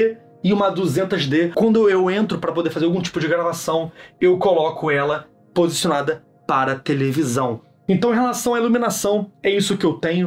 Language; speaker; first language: Portuguese; native; Portuguese